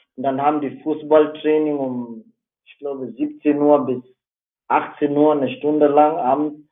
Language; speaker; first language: German; non-native, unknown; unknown